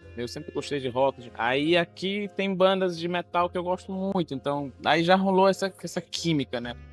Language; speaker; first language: Portuguese; non-native, local second language; Kabuverdianu